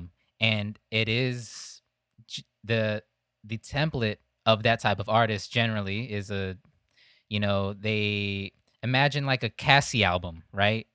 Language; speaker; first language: English; native; English